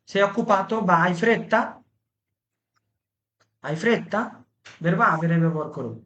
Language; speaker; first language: Italian; non-native, fluent; Bangla